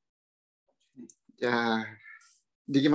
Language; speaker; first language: Japanese; non-native, learner; Filipino